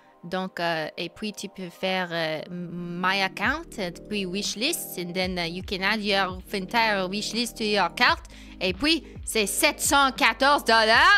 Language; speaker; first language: French; non-native, learner; English